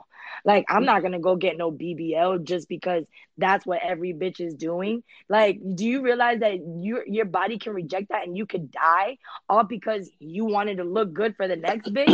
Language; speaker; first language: English; early bilingual, other home language; Spanish